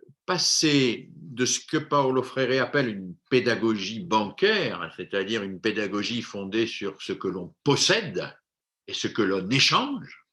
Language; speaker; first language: French; native; French